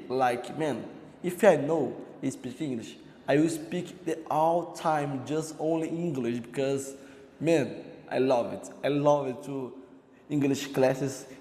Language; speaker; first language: English; non-native, learner; Portuguese